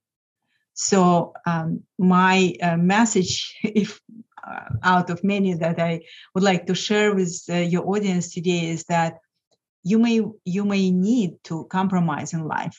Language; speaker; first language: English; non-native, fluent; Lithuanian